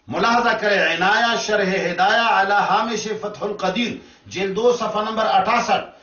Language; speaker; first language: Urdu; non-native, local second language; Pashto